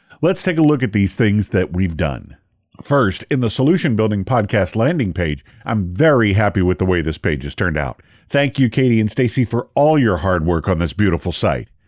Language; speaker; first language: English; native; English